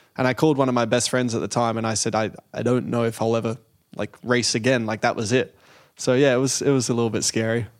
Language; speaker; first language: English; native; English